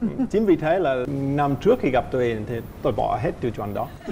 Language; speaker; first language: Vietnamese; non-native, fluent; English